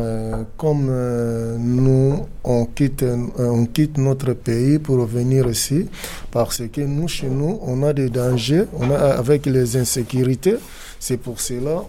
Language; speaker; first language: French; non-native, learner; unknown